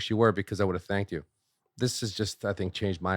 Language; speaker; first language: English; native; English